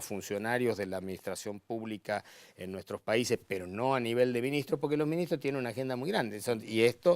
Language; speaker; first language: Spanish; native; Spanish